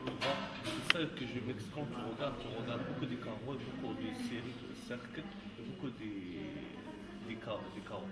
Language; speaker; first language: French; non-native, local second language; Arabic